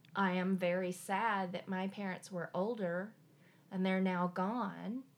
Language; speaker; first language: English; native; English